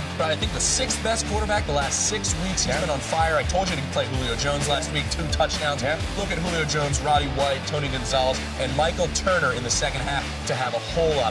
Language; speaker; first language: English; native; English